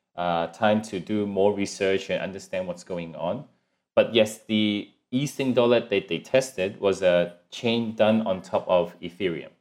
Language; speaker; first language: English; non-native, local second language; Cantonese